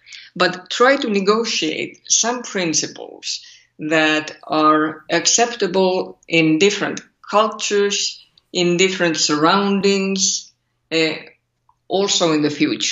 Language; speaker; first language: English; non-native, fluent; Finnish